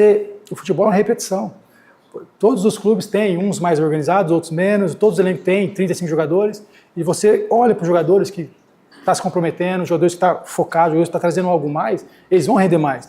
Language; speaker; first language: Portuguese; native; Portuguese